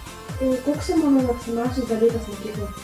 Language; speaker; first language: Lithuanian; early bilingual, heritage; Lithuanian